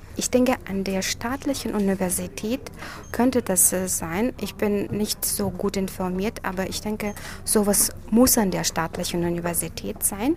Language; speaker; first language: German; non-native, fluent; Russian